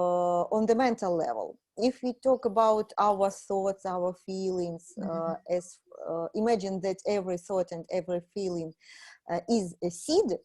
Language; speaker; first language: English; non-native, fluent; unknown